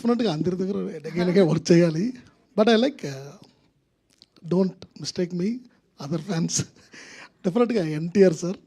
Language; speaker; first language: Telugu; non-native, learner; Tamil